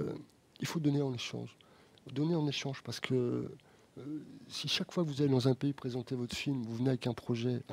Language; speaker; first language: French; native; French